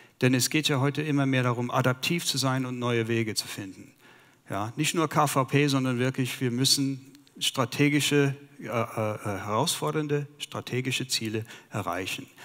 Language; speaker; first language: German; non-native, fluent; English